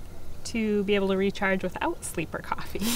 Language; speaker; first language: English; native; English